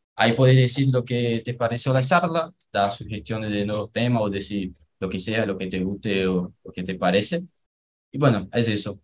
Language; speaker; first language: Spanish; non-native, fluent; Portuguese